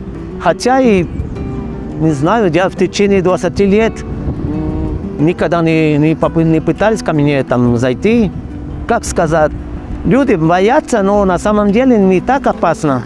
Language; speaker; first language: Russian; non-native, fluent; Spanish